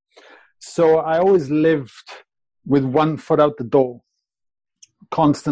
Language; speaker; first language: English; native; English